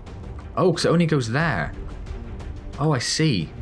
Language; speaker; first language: English; native; English